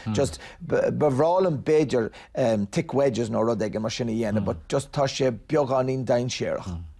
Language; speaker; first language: Irish; non-native, local second language; English